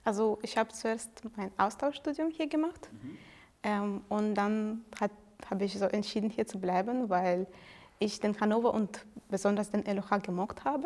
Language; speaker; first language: German; non-native, fluent; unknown